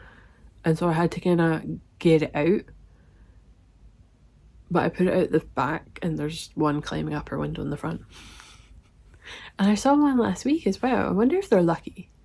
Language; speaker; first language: English; native; English